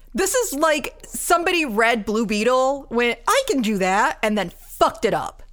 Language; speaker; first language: English; native; English